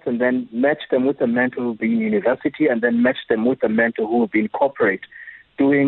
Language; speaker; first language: English; non-native, local second language; Xhosa